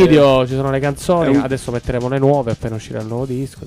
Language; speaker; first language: Italian; native; Italian